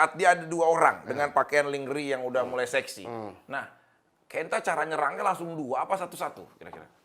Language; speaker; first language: Indonesian; native; Indonesian